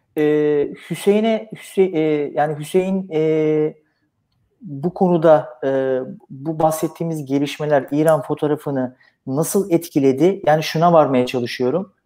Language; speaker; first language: Turkish; native; Turkish